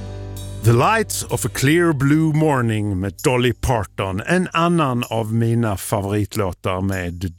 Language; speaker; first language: Swedish; native; Swedish